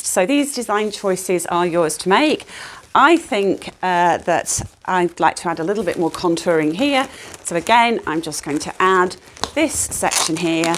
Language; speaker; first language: English; native; English